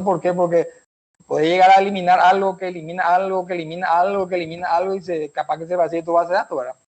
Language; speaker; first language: Spanish; native; Spanish